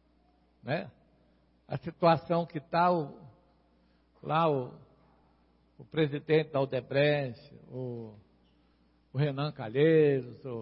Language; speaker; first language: Portuguese; native; Portuguese